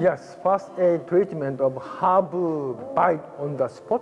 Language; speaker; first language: English; non-native, learner; Japanese